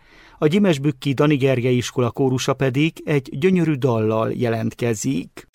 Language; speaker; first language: Hungarian; native; Hungarian